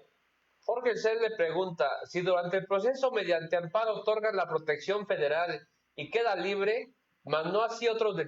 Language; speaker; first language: Spanish; native; Spanish